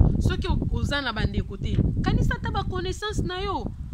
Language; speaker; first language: French; non-native, local second language; Lingala